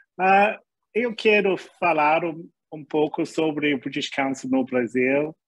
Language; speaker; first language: Portuguese; non-native, learner; English